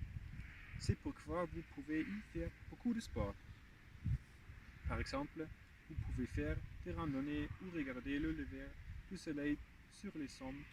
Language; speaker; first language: French; non-native, learner; German